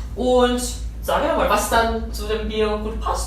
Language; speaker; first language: German; non-native, fluent; Korean